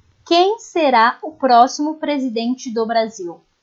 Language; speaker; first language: Portuguese; native; Portuguese